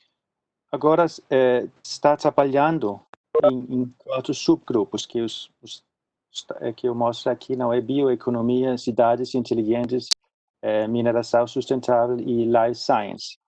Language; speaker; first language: Portuguese; non-native, fluent; Swedish